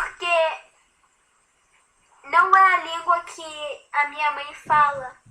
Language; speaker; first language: Portuguese; early bilingual, heritage; Portuguese